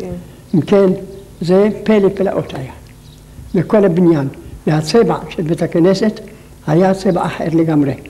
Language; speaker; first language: Hebrew; non-native, local second language; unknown